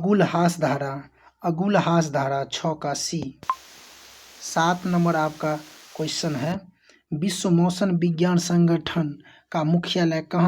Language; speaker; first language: Hindi; native; Hindi